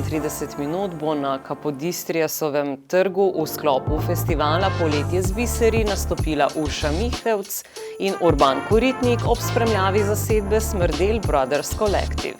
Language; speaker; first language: Slovenian; native; Slovenian